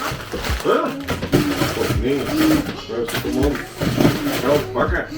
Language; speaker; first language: Dutch; native; Dutch